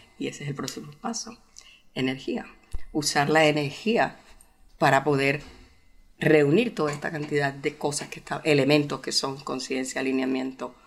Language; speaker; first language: Spanish; native; Spanish